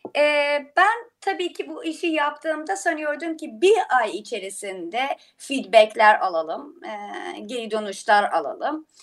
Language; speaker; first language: Turkish; non-native, fluent; Persian